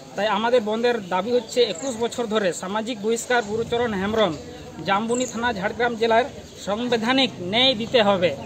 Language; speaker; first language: Bangla; non-native, local second language; Santali